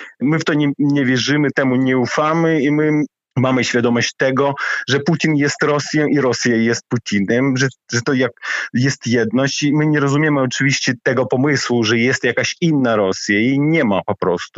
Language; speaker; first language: Polish; non-native, fluent; Ukrainian